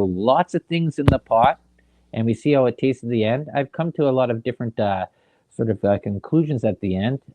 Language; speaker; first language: English; native; English